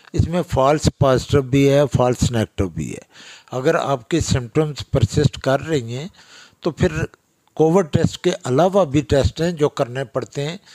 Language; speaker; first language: Urdu; non-native, local second language; Pahari-Potwari